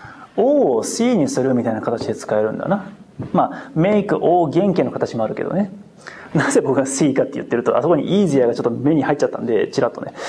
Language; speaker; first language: Japanese; native; Japanese